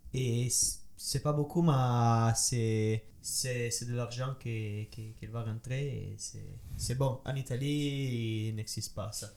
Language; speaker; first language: French; non-native, learner; Italian